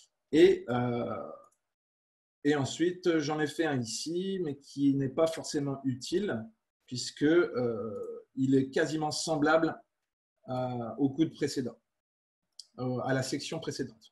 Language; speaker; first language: French; native; French